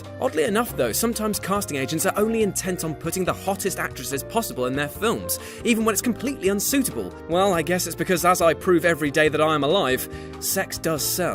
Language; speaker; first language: English; native; English